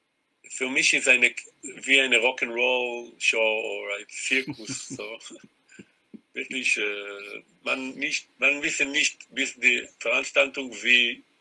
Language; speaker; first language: German; non-native, learner; Hebrew